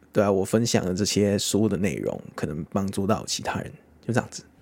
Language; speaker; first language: Chinese; non-native, local second language; Cantonese